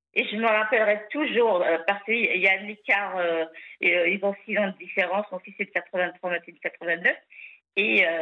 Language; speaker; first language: French; non-native, local second language; Kabyle